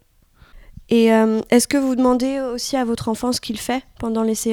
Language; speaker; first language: French; native; French